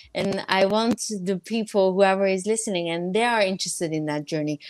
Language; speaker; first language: English; non-native, fluent; Persian